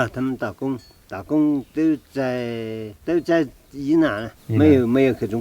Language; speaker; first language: Chinese; early bilingual, heritage; Chinese